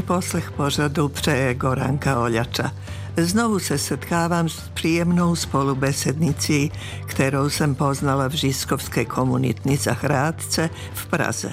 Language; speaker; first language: Czech; non-native, fluent; Serbian